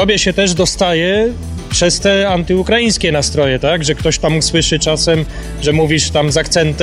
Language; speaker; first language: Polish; native; Polish